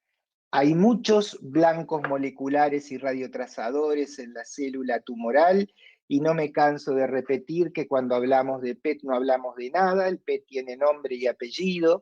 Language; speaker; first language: Spanish; native; Spanish